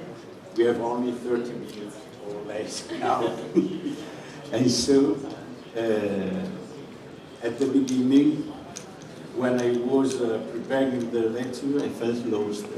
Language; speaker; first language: English; non-native, fluent; Italian